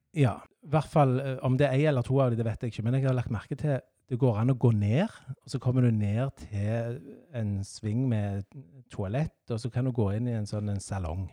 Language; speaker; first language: Norwegian; native; Norwegian